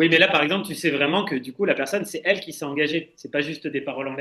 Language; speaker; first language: French; native; French